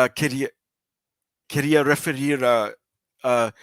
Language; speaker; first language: Spanish; non-native, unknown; English